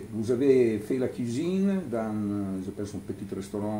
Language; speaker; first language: French; non-native, learner; Italian